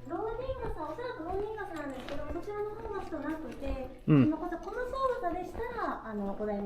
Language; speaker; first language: Japanese; native; Japanese